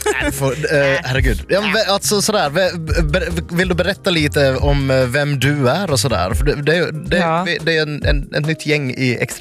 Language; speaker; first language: Swedish; native; Swedish